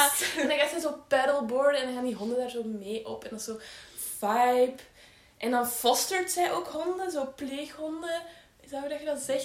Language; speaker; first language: Dutch; native; Dutch